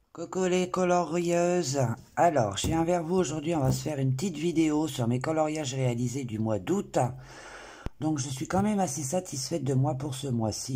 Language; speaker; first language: French; native; French